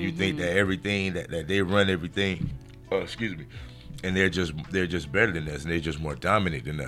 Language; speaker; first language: English; native; English